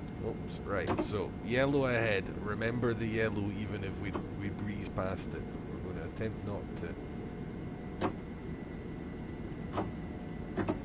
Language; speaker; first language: English; native; English